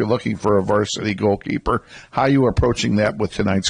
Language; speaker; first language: English; native; English